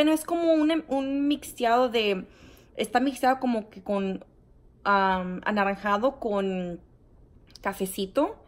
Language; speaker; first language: Spanish; early bilingual, heritage; Spanish